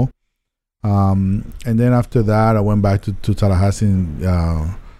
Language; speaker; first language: English; non-native, fluent; Spanish